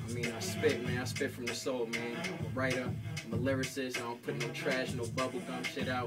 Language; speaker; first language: English; native; English